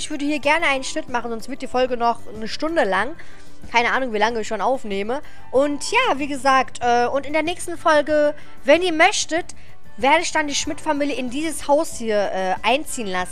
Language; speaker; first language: German; native; German